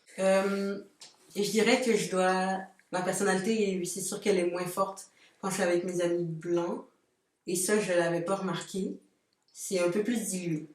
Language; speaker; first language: French; early bilingual, other home language; Lingala